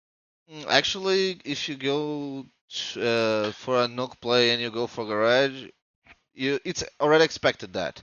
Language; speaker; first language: English; non-native, fluent; Portuguese